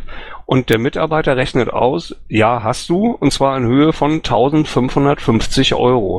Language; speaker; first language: German; native; German